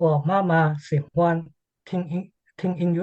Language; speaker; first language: Chinese; non-native, learner; English